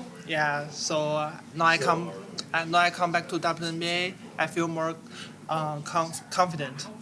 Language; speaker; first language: English; non-native, learner; Chinese